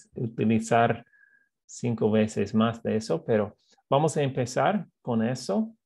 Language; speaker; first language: Spanish; non-native, fluent; English